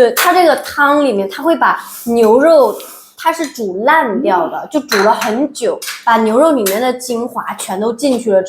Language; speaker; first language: Chinese; native; Chinese